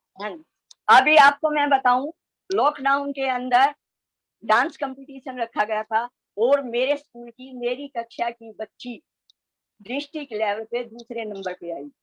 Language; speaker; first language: Hindi; native; Hindi